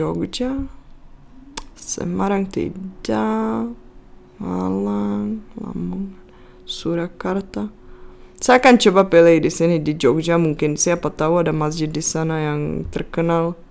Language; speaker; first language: Indonesian; non-native, fluent; Czech